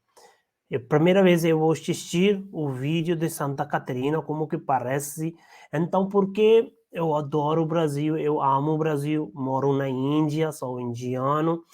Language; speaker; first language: Portuguese; non-native, learner; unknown